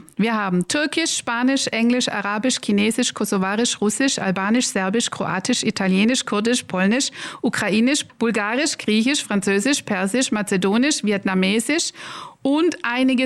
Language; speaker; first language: German; native; German